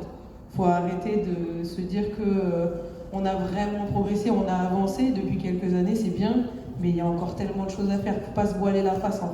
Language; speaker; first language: French; native; French